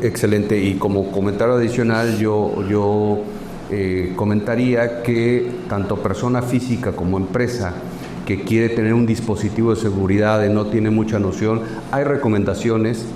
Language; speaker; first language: Spanish; native; Spanish